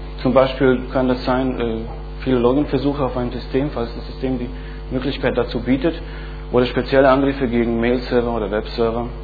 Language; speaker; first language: German; non-native, fluent; Bosnian